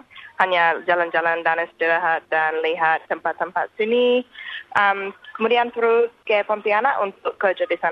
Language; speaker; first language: Indonesian; non-native, learner; English